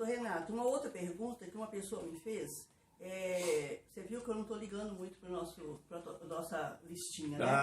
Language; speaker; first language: Portuguese; native; Portuguese